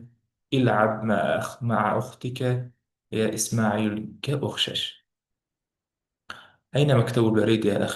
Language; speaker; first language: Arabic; non-native, fluent; Uzbek